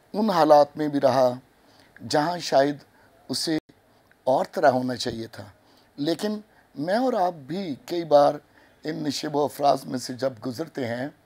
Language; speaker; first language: Urdu; non-native, local second language; Punjabi